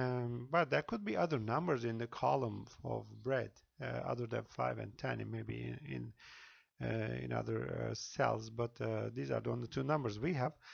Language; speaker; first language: English; non-native, fluent; Turkish